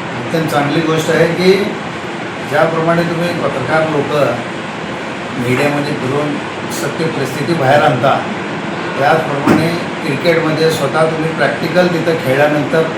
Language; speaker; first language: Marathi; native; Marathi